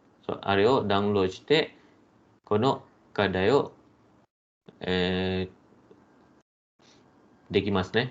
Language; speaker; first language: Japanese; non-native, fluent; Malay